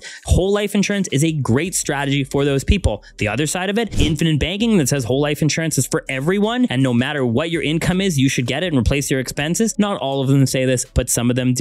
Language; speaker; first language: English; native; English